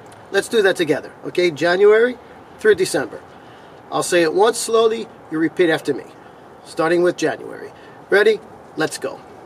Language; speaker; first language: English; native; English